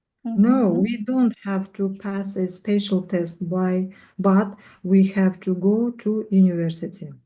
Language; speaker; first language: English; non-native, learner; Russian